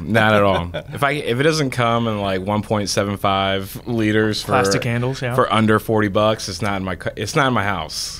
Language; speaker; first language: English; native; English